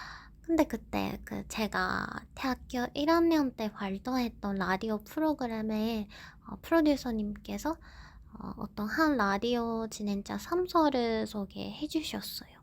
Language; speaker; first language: Korean; non-native, fluent; Japanese